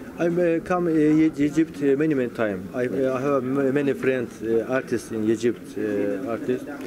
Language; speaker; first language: English; non-native, learner; Turkish